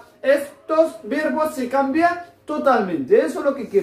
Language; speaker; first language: Spanish; non-native, fluent; Arabic